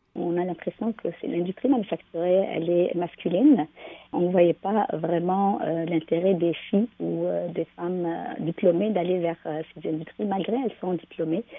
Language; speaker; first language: French; non-native, local second language; Arabic